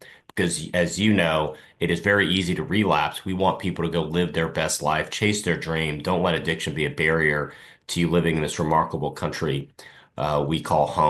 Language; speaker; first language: English; native; English